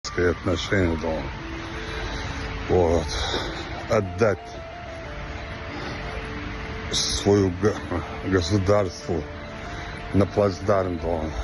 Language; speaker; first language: Russian; non-native, local second language; Chechen